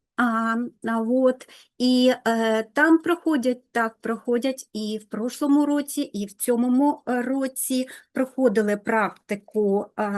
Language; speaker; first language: Ukrainian; non-native, local second language; Russian